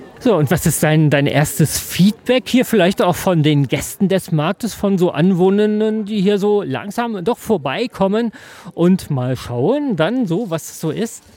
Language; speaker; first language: German; native; German